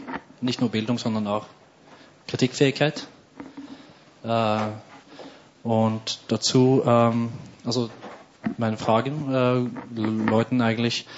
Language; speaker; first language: German; non-native, fluent; Norwegian